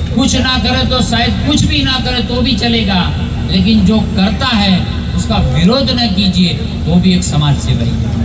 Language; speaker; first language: Hindi; non-native, local second language; Gujarati